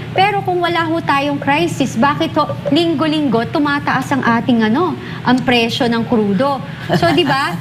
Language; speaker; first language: Filipino; non-native, local second language; Iloko